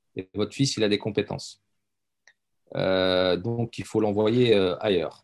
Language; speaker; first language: French; early bilingual, other home language; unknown